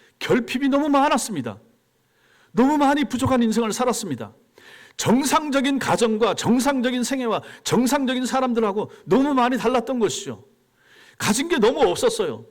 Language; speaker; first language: Korean; native; Korean